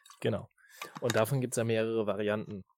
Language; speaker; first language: German; native; German